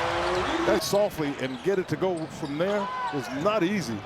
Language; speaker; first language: English; native; English